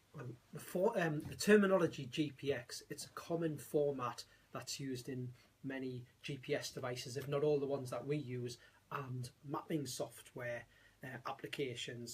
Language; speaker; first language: English; native; English